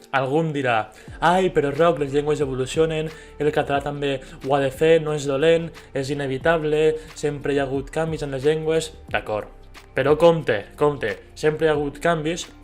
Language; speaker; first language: Catalan; native; Catalan